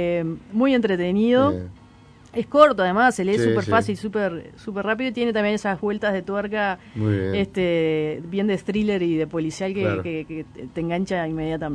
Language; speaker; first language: Spanish; native; Spanish